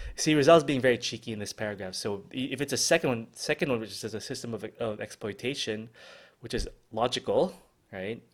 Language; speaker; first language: English; non-native, local second language; Filipino